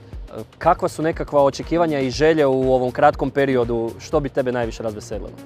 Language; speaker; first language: Croatian; native; Croatian